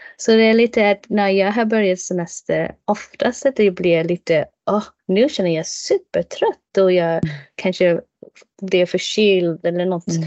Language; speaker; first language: Swedish; non-native, fluent; English